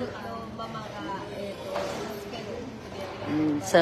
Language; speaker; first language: Japanese; non-native, learner; Vietnamese